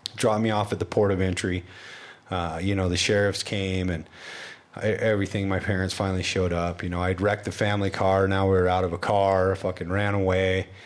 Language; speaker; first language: English; native; English